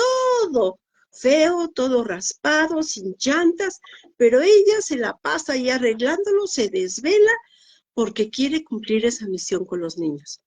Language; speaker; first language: Spanish; native; Spanish